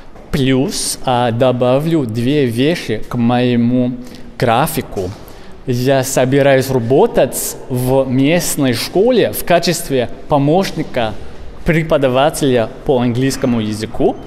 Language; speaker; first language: Russian; non-native, learner; English